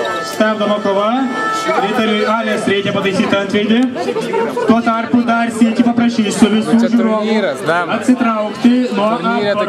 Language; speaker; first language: Lithuanian; native; Lithuanian